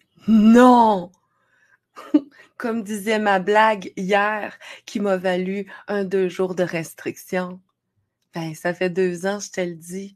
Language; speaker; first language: French; native; French